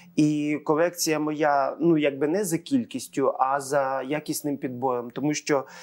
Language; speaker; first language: Ukrainian; native; Ukrainian